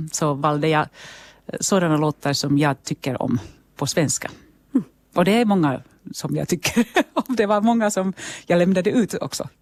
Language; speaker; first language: Swedish; non-native, local second language; Finnish